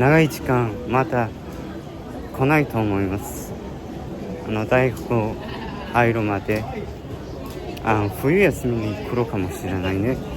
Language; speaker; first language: Japanese; non-native, learner; Mongolian